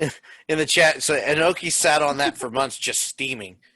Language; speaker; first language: English; native; English